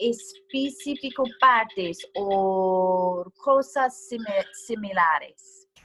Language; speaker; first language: Spanish; non-native, learner; English